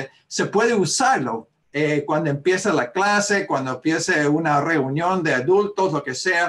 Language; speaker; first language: Spanish; early bilingual, heritage; Spanish